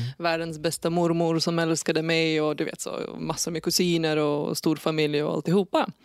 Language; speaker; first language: Swedish; non-native, fluent; Lithuanian